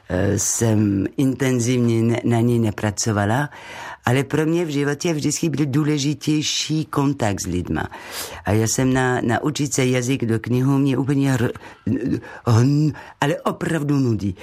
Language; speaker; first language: Czech; non-native, learner; French